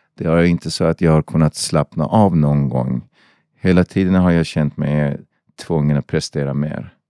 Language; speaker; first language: Swedish; non-native, fluent; Persian